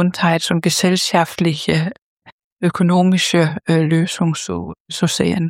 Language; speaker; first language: German; non-native, fluent; Danish